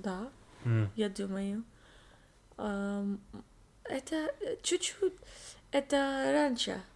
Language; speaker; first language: Russian; non-native, learner; English